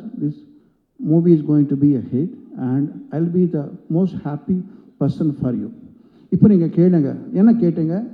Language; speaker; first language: Tamil; non-native, local second language; Telugu